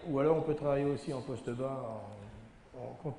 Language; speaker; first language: French; native; French